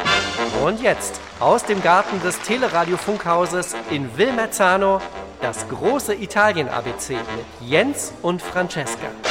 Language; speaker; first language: German; native; German